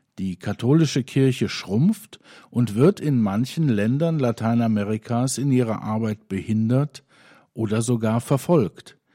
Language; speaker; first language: German; native; German